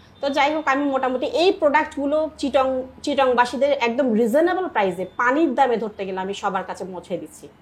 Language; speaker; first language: Bangla; native; Bangla